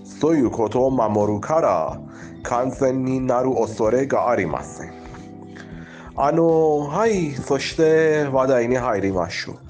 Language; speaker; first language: Japanese; non-native, fluent; Persian